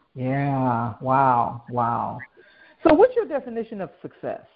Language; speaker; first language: English; native; English